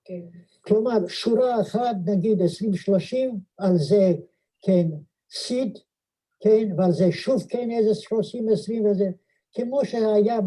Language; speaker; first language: Hebrew; non-native, fluent; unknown